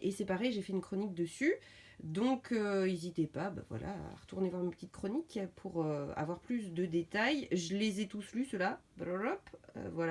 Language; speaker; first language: French; native; French